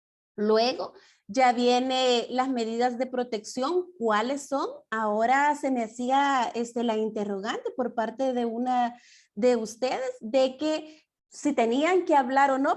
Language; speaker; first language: Spanish; native; Spanish